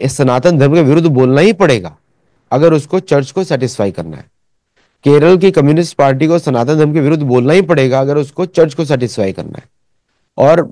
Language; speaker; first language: Hindi; native; Hindi